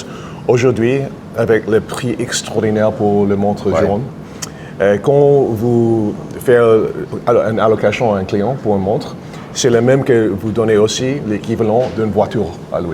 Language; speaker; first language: French; non-native, fluent; English